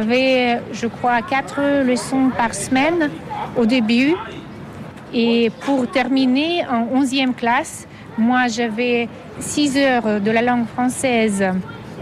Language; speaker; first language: French; non-native, fluent; Russian